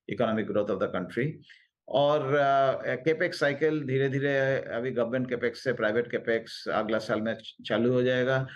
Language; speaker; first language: Hindi; non-native, local second language; Bangla